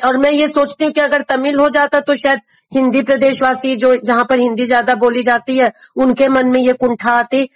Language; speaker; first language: Hindi; native; Hindi